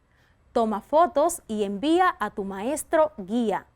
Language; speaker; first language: Spanish; native; Spanish